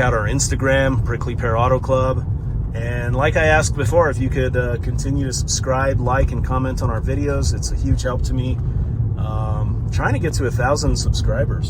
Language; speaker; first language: English; native; English